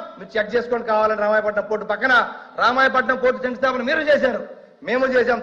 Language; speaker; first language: Telugu; native; Telugu